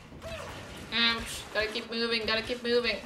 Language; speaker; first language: English; non-native, fluent; French